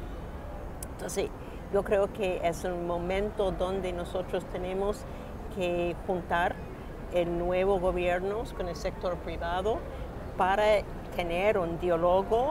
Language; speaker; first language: Spanish; non-native, fluent; English